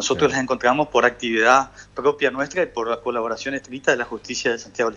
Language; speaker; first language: Spanish; native; Spanish